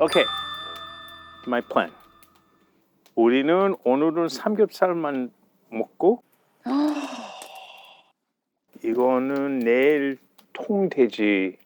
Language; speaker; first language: Korean; early bilingual, heritage; English